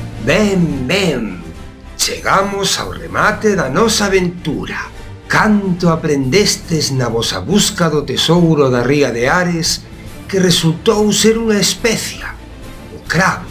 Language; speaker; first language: Galician; native; Galician